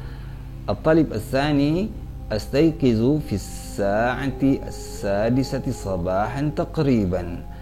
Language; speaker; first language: Arabic; non-native, fluent; Indonesian